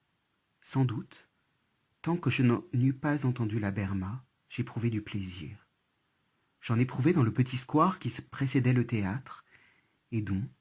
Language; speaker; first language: French; native; French